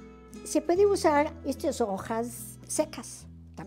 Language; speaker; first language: Spanish; non-native, fluent; English